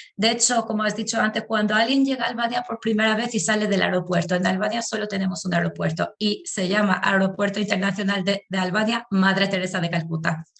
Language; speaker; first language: Spanish; non-native, fluent; Albanian